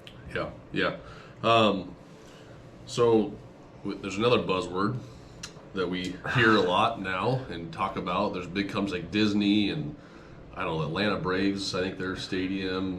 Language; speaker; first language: English; native; English